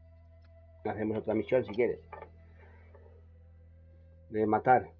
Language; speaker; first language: Spanish; native; Spanish